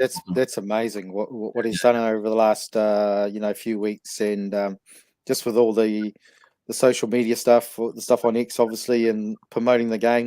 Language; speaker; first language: English; native; English